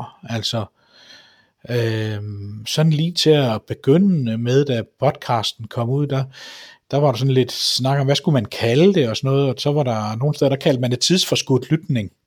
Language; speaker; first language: Danish; native; Danish